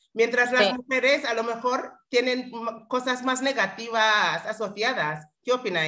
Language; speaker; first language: Spanish; non-native, fluent; English